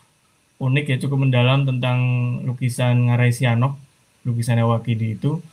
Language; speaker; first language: Indonesian; native; Indonesian